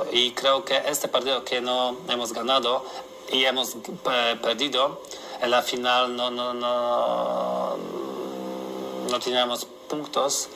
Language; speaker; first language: Spanish; non-native, learner; Polish